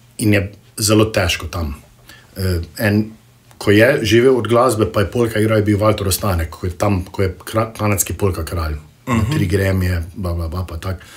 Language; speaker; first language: Slovenian; early bilingual, heritage; Slovenian